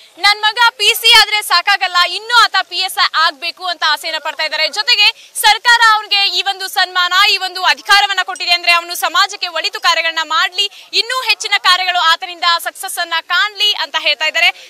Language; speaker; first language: Kannada; native; Kannada